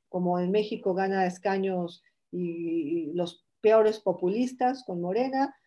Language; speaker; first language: Spanish; native; Spanish